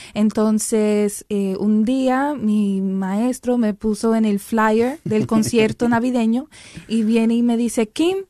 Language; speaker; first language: Spanish; early bilingual, heritage; Spanish